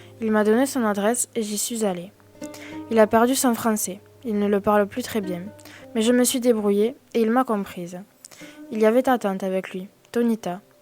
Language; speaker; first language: French; native; French